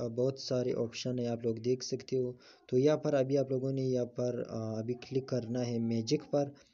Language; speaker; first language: Urdu; non-native, local second language; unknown